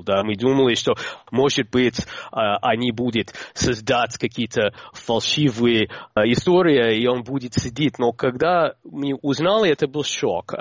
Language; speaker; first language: Russian; non-native, fluent; English